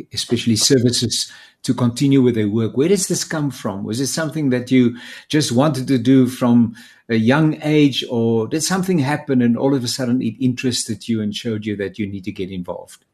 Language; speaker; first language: English; non-native, local second language; Afrikaans